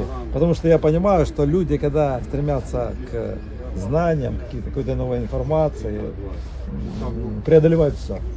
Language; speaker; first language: Russian; native; Russian